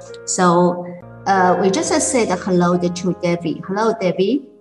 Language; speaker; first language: English; non-native, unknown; Chinese